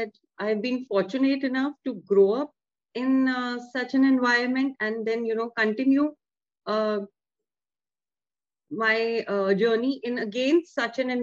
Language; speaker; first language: English; non-native, local second language; Hindi